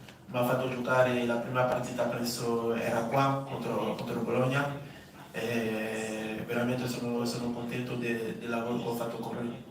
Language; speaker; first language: Italian; non-native, learner; French